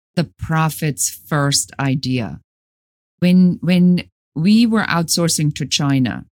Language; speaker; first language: English; non-native, fluent; German